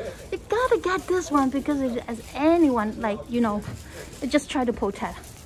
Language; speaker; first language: English; non-native, learner; Cantonese